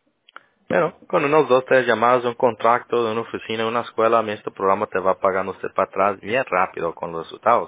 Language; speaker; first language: Spanish; early bilingual, heritage; Spanish